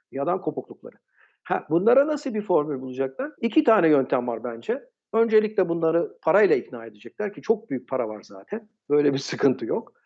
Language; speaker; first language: Turkish; early bilingual, heritage; Turkish